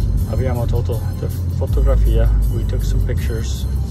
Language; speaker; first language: Italian; non-native, learner; English